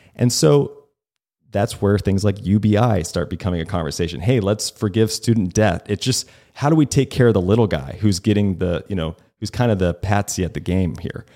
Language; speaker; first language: English; native; English